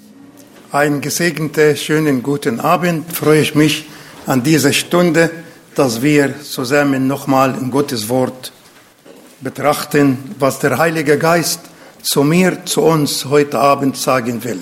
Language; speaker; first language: German; non-native, fluent; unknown